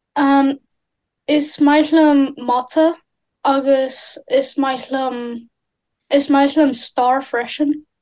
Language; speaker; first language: Irish; non-native, learner; English